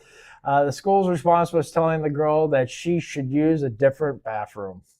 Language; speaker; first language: English; native; English